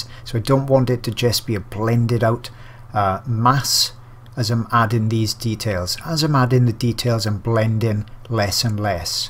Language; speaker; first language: English; native; English